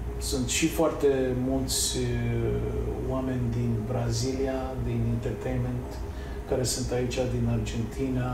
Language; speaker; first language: Romanian; early bilingual, heritage; Romanian